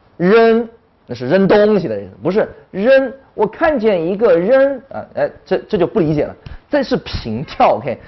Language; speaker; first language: Chinese; native; Chinese